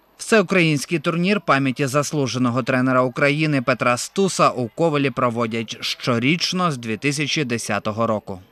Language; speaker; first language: Ukrainian; native; Ukrainian